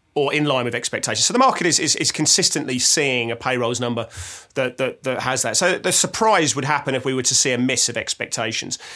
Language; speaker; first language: English; native; English